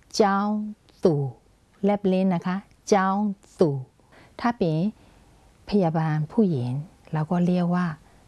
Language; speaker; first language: Thai; non-native, fluent; Burmese